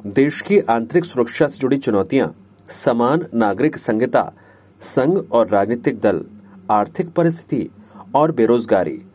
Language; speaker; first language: Hindi; native; Hindi